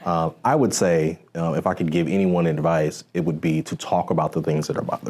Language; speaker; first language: English; native; English